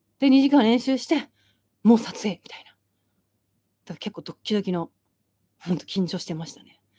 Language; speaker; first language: Japanese; native; Japanese